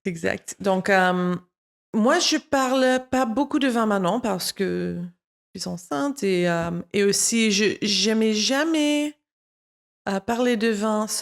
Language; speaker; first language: French; non-native, fluent; English